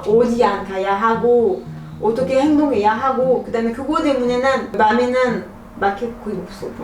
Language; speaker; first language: Korean; non-native, learner; French